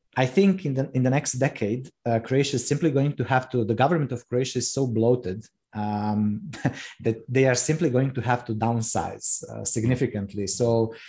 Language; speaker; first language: English; non-native, fluent; Croatian